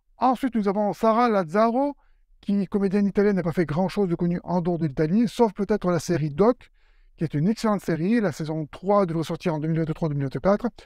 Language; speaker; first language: French; native; French